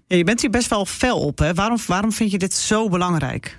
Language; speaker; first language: Dutch; native; Dutch